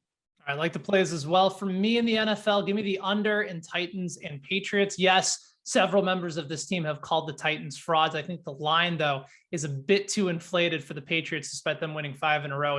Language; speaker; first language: English; native; English